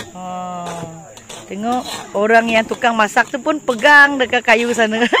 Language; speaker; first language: Malay; non-native, local second language; Iban